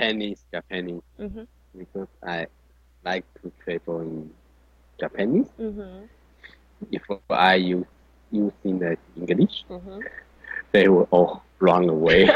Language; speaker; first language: English; non-native, learner; Chinese